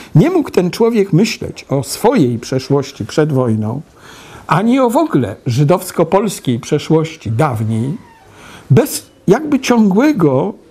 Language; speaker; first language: Polish; native; Polish